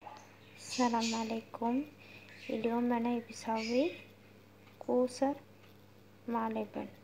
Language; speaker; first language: Arabic; non-native, local second language; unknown